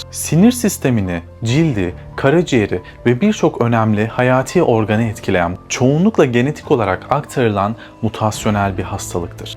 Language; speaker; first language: Turkish; native; Turkish